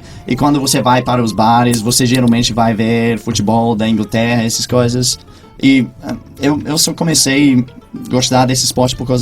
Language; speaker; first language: Portuguese; non-native, fluent; English